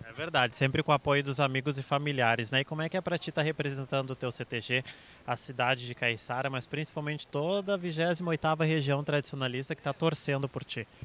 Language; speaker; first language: Portuguese; native; Portuguese